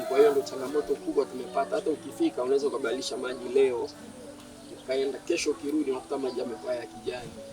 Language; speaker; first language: Swahili; native; Swahili